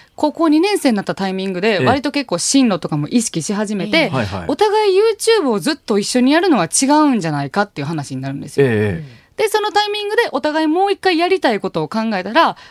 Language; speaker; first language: Japanese; native; Japanese